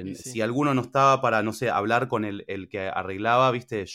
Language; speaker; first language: Spanish; early bilingual, other home language; English